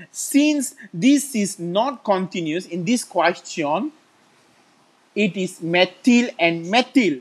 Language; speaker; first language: English; non-native, local second language; Malay